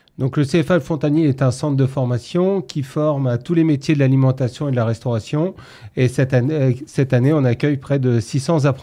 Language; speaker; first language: French; native; French